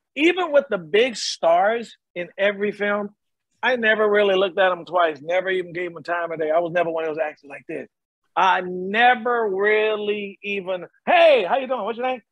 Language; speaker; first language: English; native; English